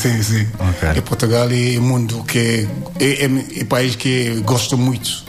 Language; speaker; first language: Portuguese; non-native, learner; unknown